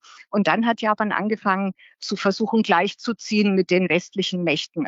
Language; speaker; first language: German; native; German